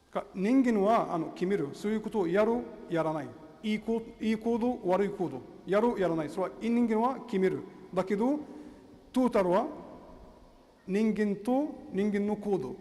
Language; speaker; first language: Japanese; non-native, learner; Arabic